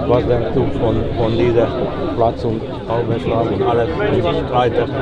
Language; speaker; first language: German; non-native, learner; Hungarian